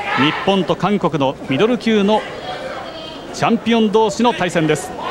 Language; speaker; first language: Japanese; native; Japanese